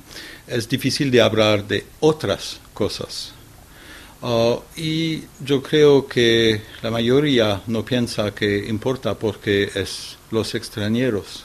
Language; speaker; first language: Spanish; non-native, fluent; French